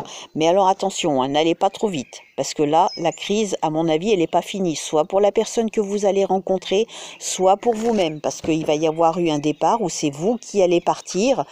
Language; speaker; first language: French; native; French